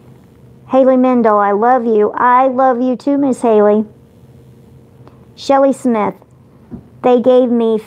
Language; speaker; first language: English; native; English